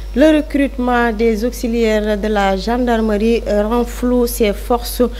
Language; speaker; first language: French; non-native, local second language; Fula